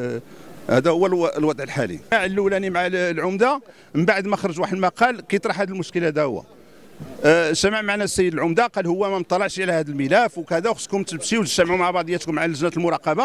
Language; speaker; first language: Arabic; native; Arabic